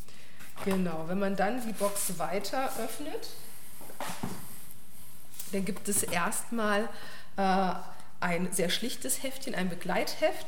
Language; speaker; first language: German; native; German